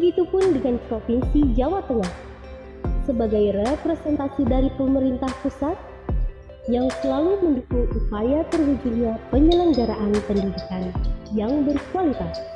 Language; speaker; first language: Indonesian; native; Indonesian